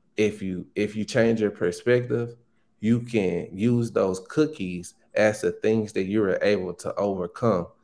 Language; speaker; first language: English; native; English